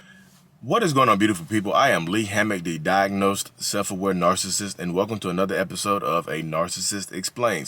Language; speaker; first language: English; native; English